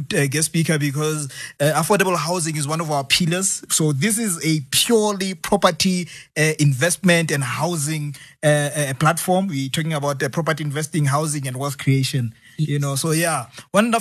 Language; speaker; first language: English; non-native, local second language; Zulu